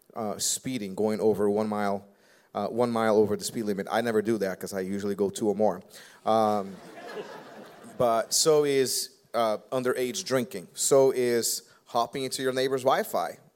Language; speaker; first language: English; non-native, fluent; Portuguese